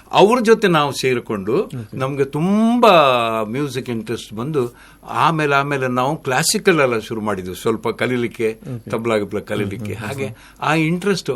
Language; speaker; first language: Kannada; non-native, local second language; Konkani